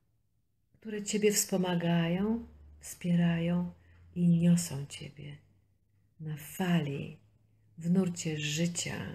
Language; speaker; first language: Polish; native; Polish